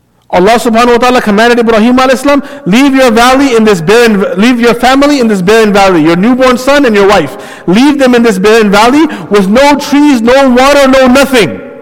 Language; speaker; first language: English; native; English